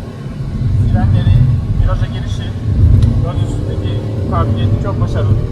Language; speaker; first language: Turkish; native; Turkish